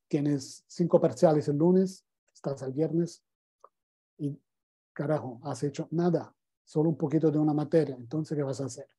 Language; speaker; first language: Spanish; non-native, fluent; Italian